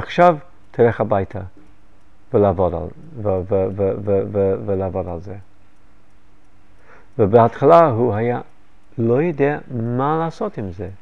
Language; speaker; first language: Hebrew; non-native, fluent; English